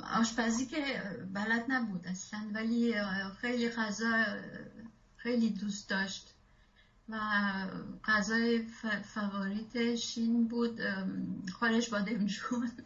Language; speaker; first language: Persian; non-native, fluent; French